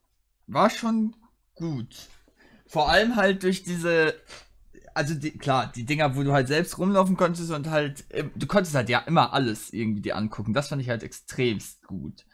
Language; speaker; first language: German; native; German